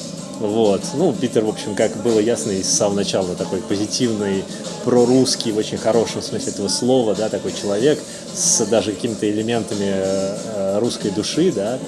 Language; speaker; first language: Russian; native; Russian